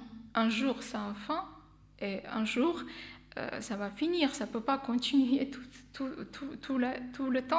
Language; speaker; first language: French; non-native, fluent; Armenian